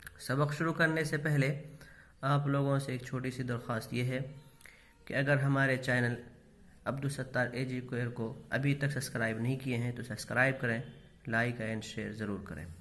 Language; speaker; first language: Urdu; native; Urdu